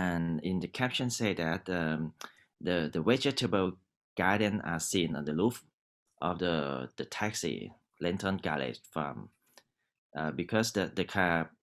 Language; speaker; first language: English; non-native, learner; Thai